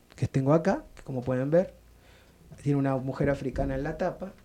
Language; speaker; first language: Spanish; native; Spanish